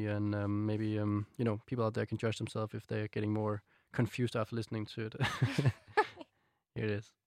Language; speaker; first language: English; non-native, fluent; Danish